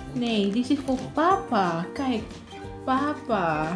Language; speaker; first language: Dutch; non-native, learner; Filipino